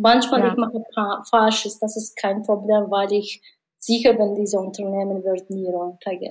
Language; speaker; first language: German; non-native, learner; Mongolian